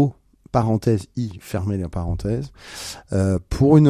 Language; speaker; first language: French; native; French